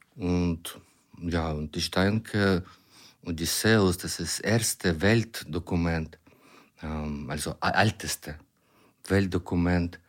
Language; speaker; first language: German; non-native, fluent; Ukrainian